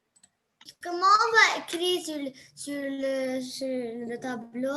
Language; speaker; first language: French; non-native, learner; Arabic